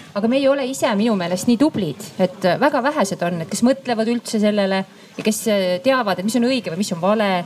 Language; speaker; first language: Estonian; native; Estonian